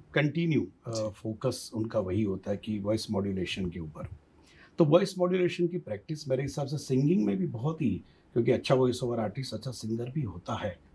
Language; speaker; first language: Hindi; non-native, local second language; Gujarati